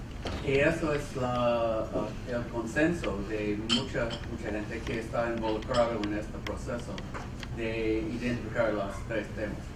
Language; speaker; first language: Spanish; non-native, fluent; English